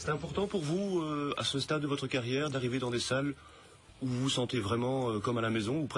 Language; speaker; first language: French; native; French